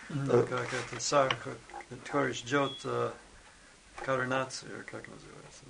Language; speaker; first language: Russian; non-native, fluent; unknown